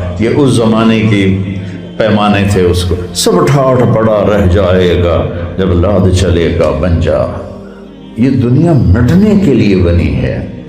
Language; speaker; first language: Urdu; non-native, local second language; Punjabi